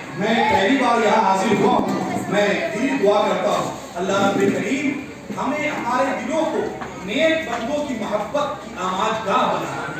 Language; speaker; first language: Urdu; native; Urdu